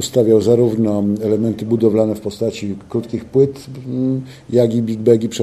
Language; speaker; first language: Polish; native; Polish